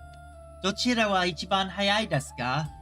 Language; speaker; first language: Japanese; non-native, learner; English